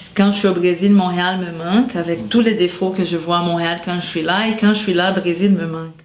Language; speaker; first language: French; non-native, fluent; Portuguese